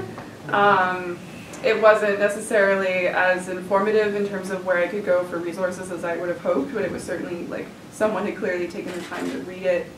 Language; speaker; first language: English; native; English